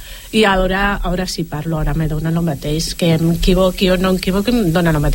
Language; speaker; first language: Catalan; non-native, local second language; Spanish